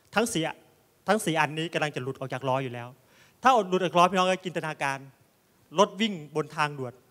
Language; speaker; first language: Thai; native; Thai